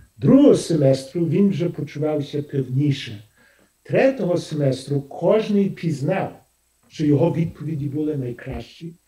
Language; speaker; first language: Ukrainian; early bilingual, heritage; Ukrainian